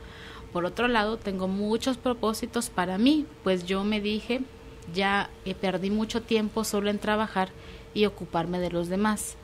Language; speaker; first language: Spanish; native; Spanish